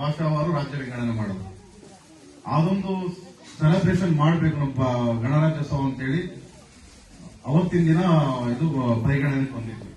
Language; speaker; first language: Kannada; native; Kannada